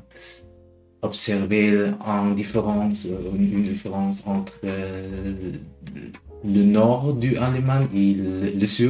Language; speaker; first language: French; non-native, learner; German